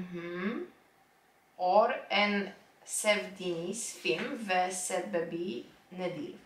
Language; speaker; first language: Turkish; non-native, learner; Polish